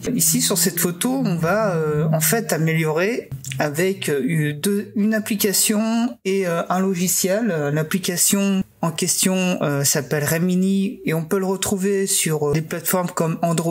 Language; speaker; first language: French; native; French